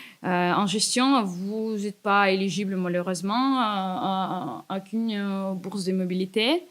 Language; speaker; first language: French; non-native, fluent; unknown